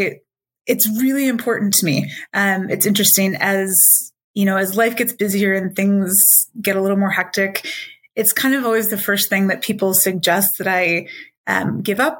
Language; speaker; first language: English; native; English